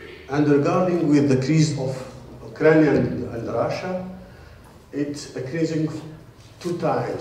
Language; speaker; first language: English; non-native, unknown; Arabic